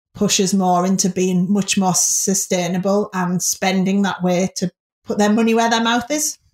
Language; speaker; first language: English; native; English